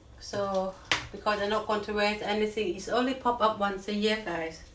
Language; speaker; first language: English; non-native, learner; Thai